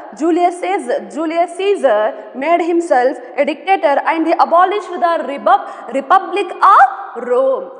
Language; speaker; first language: English; non-native, local second language; Kannada